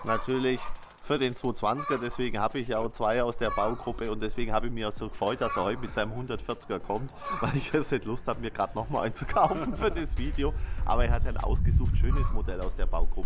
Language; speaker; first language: German; native; German